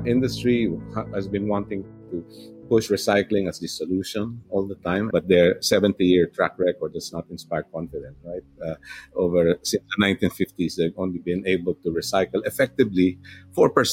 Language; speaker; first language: English; non-native, local second language; Filipino